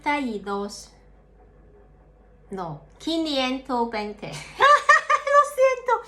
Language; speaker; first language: Spanish; non-native, learner; Cantonese